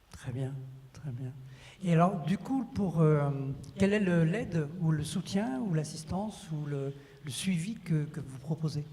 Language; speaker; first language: French; native; French